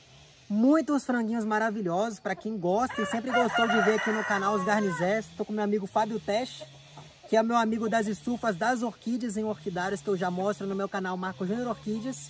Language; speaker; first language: Portuguese; native; Portuguese